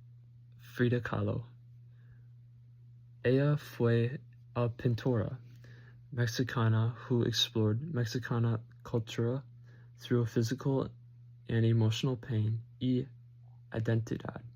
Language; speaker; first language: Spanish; non-native, learner; English